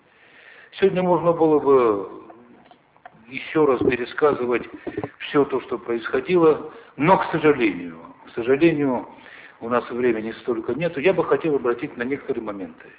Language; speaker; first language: Russian; non-native, local second language; Ossetic